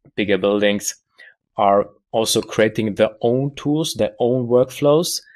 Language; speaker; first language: English; non-native, fluent; German